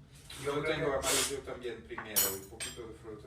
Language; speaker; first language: Spanish; non-native, learner; Dutch